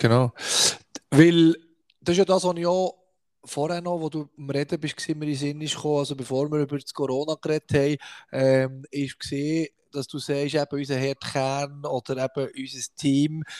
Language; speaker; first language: German; native; German